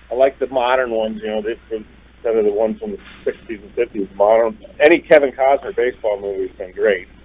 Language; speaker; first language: English; native; English